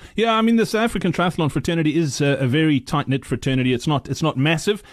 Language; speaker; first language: English; native; English